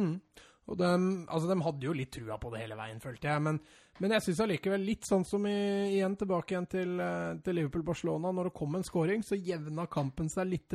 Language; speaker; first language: Norwegian; native; Norwegian